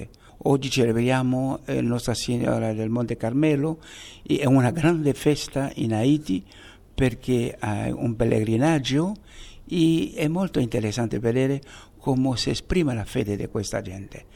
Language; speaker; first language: Italian; non-native, fluent; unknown